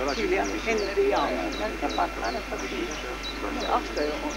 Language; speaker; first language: Romanian; early bilingual, heritage; French